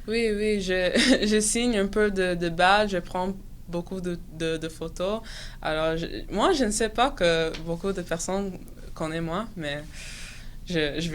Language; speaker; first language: French; non-native, local second language; English